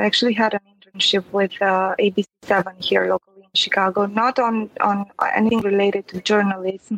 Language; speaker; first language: English; non-native, fluent; Romanian